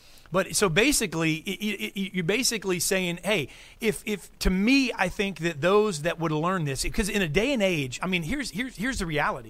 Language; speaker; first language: English; native; English